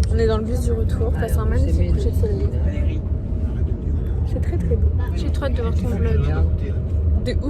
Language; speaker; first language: French; native; French